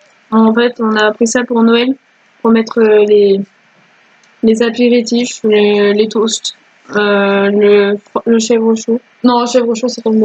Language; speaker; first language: French; native; French